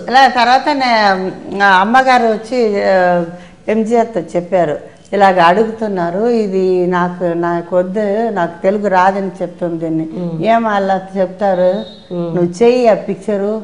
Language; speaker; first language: Telugu; non-native, local second language; Tamil